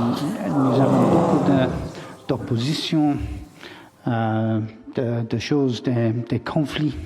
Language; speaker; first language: French; non-native, learner; English